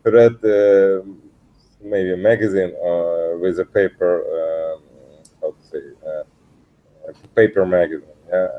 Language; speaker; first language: English; non-native, learner; Russian